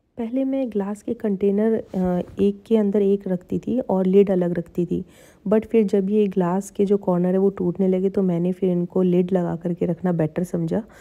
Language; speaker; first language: Hindi; native; Hindi